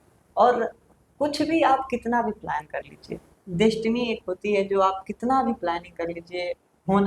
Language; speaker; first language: Hindi; native; Hindi